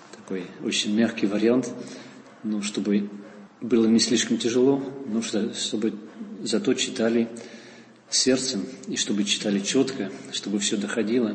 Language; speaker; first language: Russian; non-native, fluent; Dutch